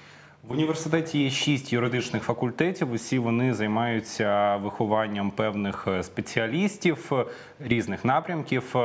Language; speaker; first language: Ukrainian; native; Ukrainian